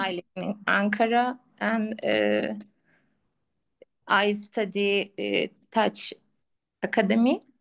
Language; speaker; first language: English; non-native, learner; Turkish